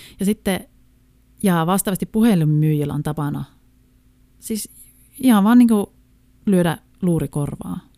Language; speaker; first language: Finnish; native; Finnish